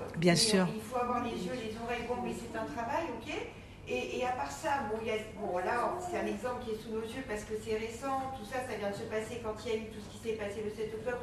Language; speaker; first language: French; native; French